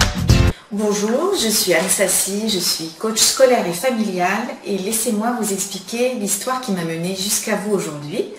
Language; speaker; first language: French; native; French